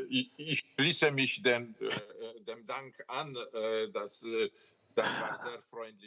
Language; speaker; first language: German; non-native, fluent; Polish